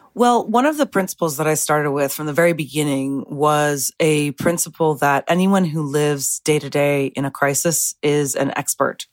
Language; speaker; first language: English; early bilingual, other home language; Spanish